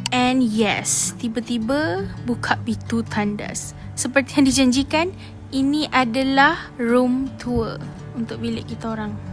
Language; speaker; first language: Malay; native; Malay